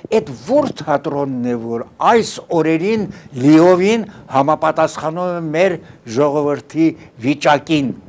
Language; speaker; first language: Armenian; early bilingual, heritage; Armenian